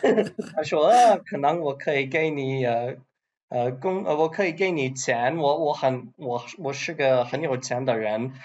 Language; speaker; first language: Chinese; non-native, learner; English